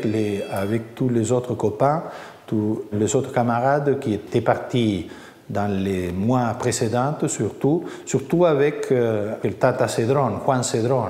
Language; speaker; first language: French; non-native, fluent; Spanish